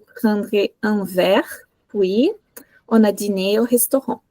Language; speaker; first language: French; non-native, learner; Portuguese